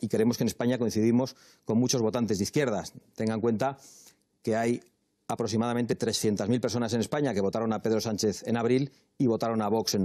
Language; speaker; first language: Spanish; native; Spanish